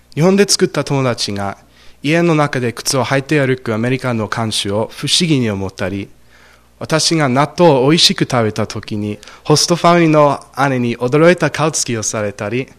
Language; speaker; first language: Japanese; non-native, fluent; English